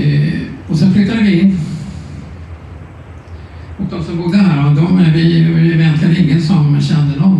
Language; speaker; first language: Swedish; native; Swedish